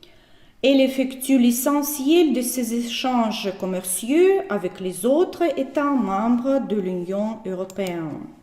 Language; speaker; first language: French; non-native, fluent; Russian